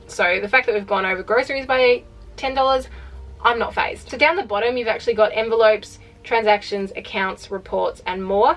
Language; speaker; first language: English; native; English